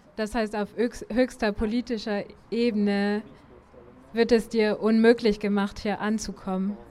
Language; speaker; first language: German; native; German